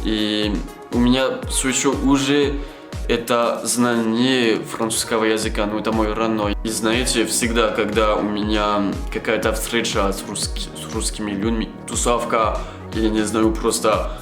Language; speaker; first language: Russian; non-native, learner; French